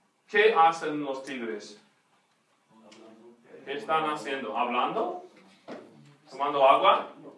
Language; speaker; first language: Spanish; non-native, fluent; English